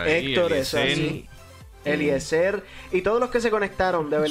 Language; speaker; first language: Spanish; native; Spanish